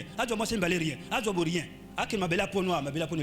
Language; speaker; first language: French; non-native, local second language; Lingala